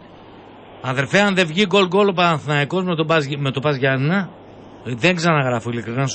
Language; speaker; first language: Greek; native; Greek